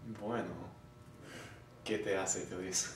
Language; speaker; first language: Spanish; non-native, learner; English